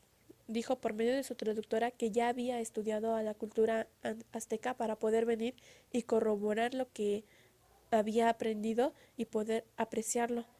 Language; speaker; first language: Spanish; native; Spanish